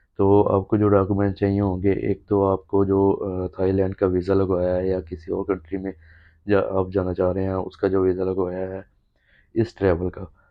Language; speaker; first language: Urdu; non-native, local second language; Punjabi